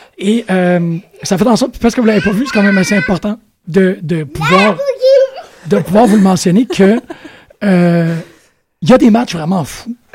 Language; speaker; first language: French; native; French